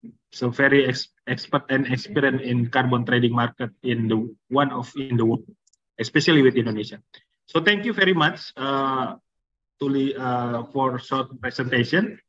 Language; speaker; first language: English; non-native, fluent; Indonesian